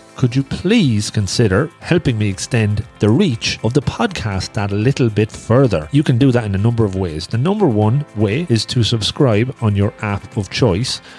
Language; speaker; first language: English; native; English